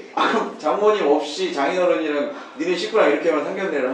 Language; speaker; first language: Korean; native; Korean